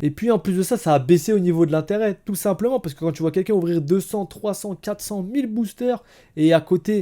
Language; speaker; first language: French; native; French